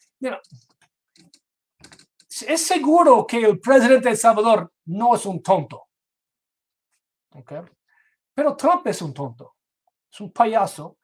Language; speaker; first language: Spanish; non-native, fluent; English